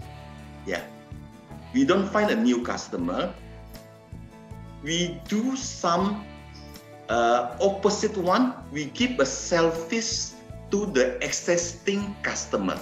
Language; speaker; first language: English; non-native, learner; Indonesian